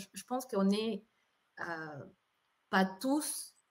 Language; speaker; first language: French; non-native, fluent; Spanish